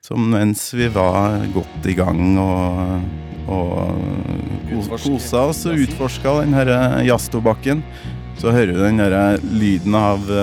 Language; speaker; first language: Norwegian; native; Norwegian